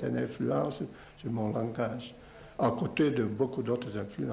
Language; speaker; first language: French; non-native, local second language; Occitan